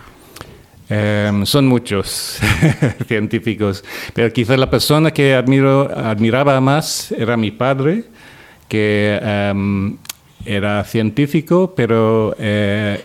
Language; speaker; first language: Spanish; non-native, fluent; English